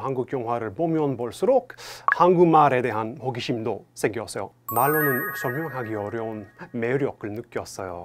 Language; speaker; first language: Korean; non-native, fluent; English